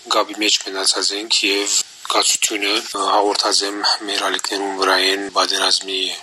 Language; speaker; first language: Armenian; early bilingual, heritage; Armenian